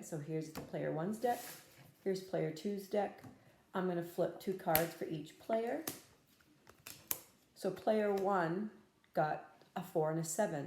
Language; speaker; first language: English; native; English